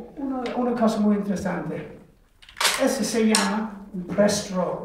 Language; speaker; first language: Spanish; non-native, learner; English